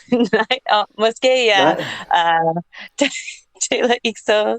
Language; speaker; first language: Danish; non-native, learner; English